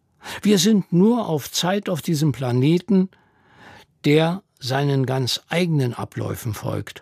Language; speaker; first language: German; native; German